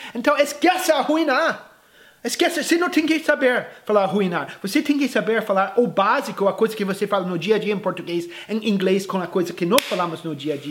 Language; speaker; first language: Portuguese; non-native, fluent; English